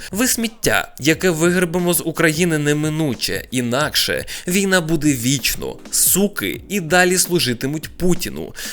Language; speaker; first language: Ukrainian; non-native, local second language; Russian